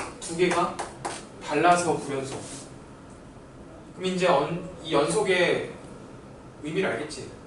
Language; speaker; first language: Korean; native; Korean